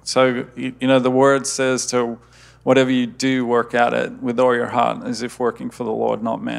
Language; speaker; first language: English; native; English